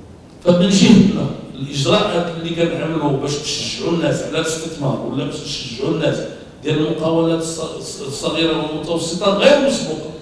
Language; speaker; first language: Arabic; native; Arabic